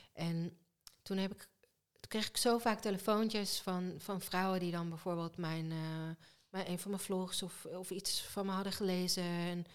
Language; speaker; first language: Dutch; early bilingual, other home language; Hebrew